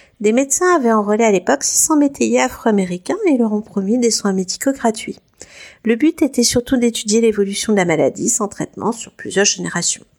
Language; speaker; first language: French; native; French